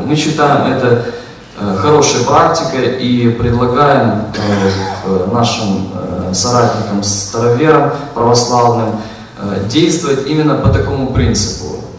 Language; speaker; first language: Russian; non-native, local second language; Ukrainian